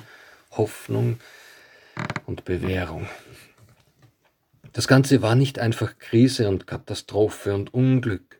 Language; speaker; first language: German; native; German